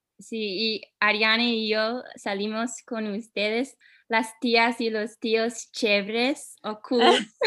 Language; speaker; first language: Spanish; early bilingual, heritage; Spanish